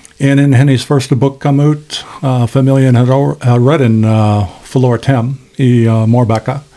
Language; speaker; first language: Swedish; non-native, learner; English